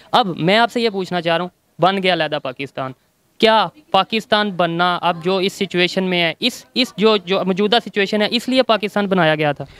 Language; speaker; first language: Urdu; native; Urdu